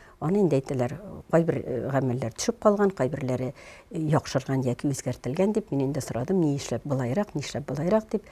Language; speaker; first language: Tatar; native; Tatar